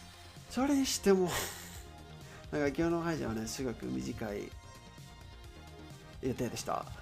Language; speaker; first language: Japanese; non-native, learner; Spanish